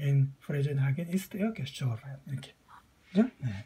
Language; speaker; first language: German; non-native, fluent; Korean